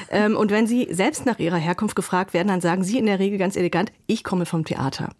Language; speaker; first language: German; native; German